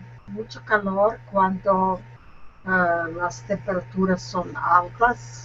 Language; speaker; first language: Spanish; non-native, learner; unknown